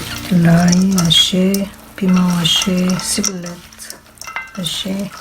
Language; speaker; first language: French; non-native, fluent; Korean